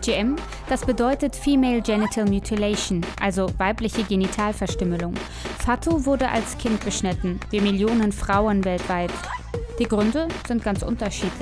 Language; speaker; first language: German; native; German